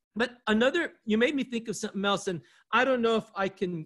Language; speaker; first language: English; native; English